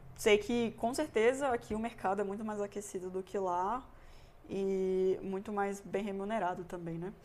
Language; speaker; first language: Portuguese; native; Portuguese